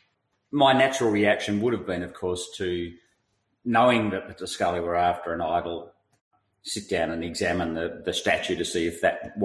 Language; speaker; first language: English; native; English